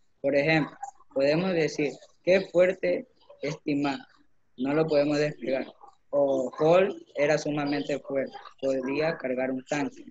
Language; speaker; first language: Spanish; native; Spanish